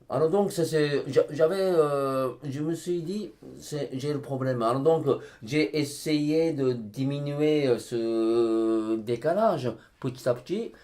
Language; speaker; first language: French; non-native, fluent; Japanese